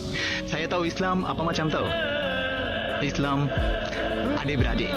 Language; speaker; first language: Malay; non-native, learner; Bangla